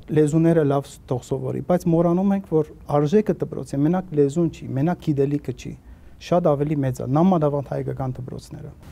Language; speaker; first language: Armenian; early bilingual, heritage; Armenian